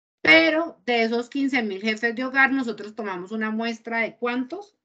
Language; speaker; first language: Spanish; native; Spanish